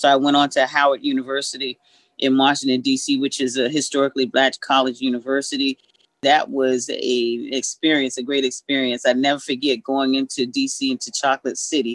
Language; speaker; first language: English; native; English